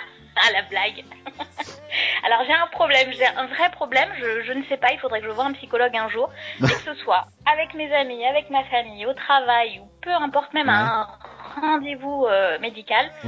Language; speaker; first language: French; native; French